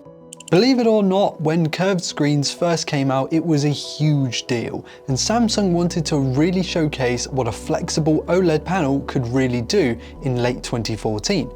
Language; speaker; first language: English; native; English